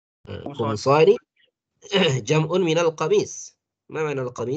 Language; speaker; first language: Arabic; non-native, fluent; Indonesian